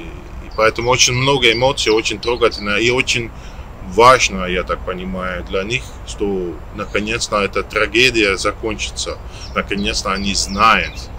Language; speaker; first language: Russian; non-native, learner; Dutch